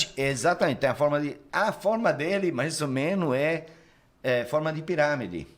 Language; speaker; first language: Portuguese; non-native, fluent; Italian